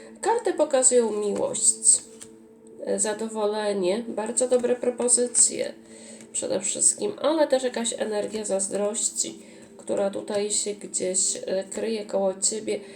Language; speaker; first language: Polish; native; Polish